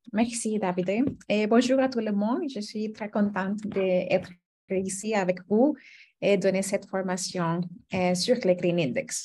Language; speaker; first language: French; non-native, fluent; Spanish